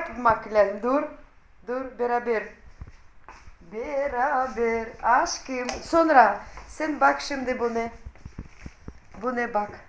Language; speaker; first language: Turkish; non-native, learner; Russian